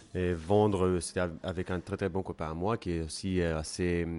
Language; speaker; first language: French; non-native, fluent; Hebrew